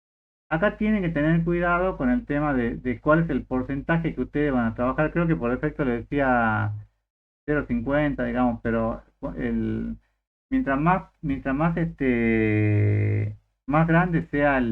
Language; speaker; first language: Spanish; native; Spanish